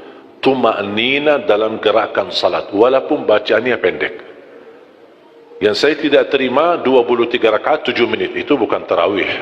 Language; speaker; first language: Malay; non-native, fluent; Arabic